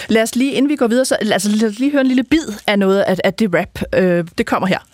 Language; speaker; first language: Danish; native; Danish